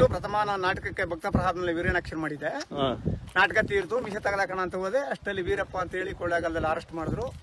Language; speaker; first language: Kannada; native; Kannada